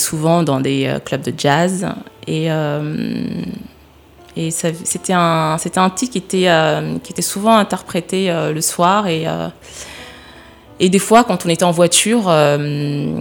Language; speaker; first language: French; early bilingual, other home language; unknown